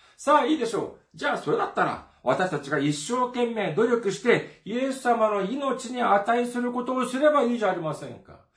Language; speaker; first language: Japanese; non-native, fluent; Korean